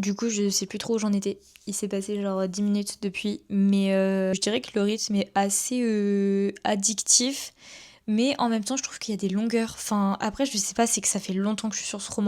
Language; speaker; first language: French; native; French